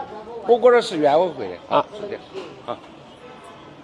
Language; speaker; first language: Chinese; native; Chinese